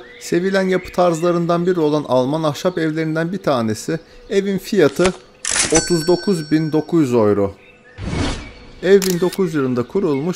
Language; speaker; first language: Turkish; native; Turkish